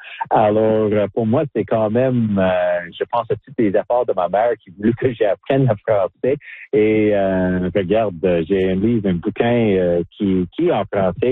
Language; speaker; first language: French; non-native, local second language; English